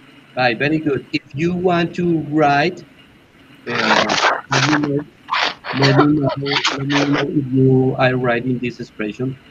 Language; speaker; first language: English; non-native, learner; Spanish